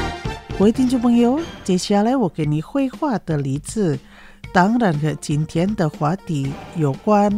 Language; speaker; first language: Chinese; non-native, fluent; Indonesian